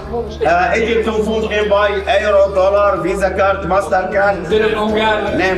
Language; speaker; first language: Hungarian; non-native, learner; Arabic